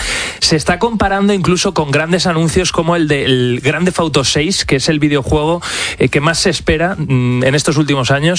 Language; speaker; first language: Spanish; native; Spanish